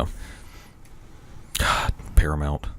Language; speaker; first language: English; native; English